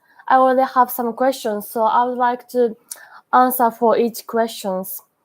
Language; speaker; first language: English; non-native, learner; Japanese